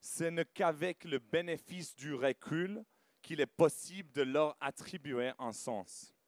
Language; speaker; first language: French; non-native, fluent; English